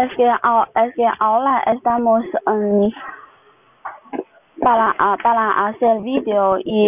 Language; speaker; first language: Spanish; non-native, learner; Chinese